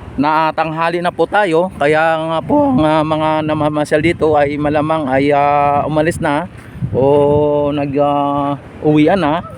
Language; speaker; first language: Filipino; non-native, local second language; Hiligaynon